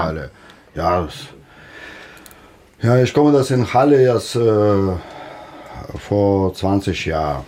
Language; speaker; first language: German; non-native, learner; Russian